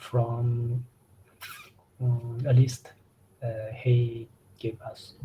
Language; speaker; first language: English; non-native, learner; Chinese